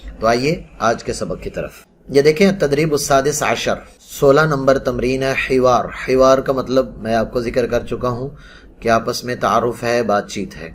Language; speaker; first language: Urdu; non-native, local second language; Punjabi